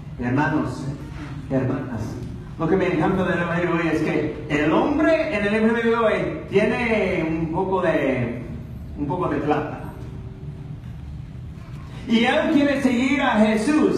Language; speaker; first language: Spanish; non-native, fluent; English